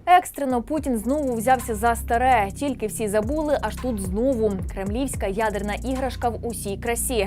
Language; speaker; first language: Ukrainian; native; Ukrainian